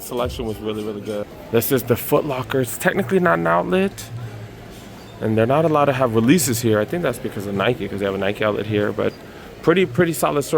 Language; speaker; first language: English; native; English